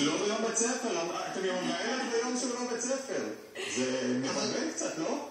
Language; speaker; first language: Hebrew; native; Hebrew